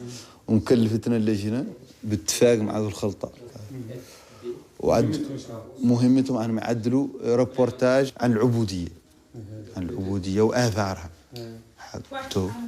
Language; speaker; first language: Arabic; native; Arabic